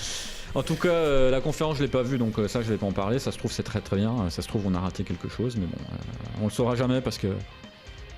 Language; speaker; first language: French; native; French